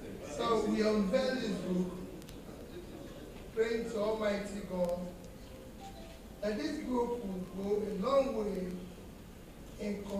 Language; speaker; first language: English; non-native, local second language; Igbo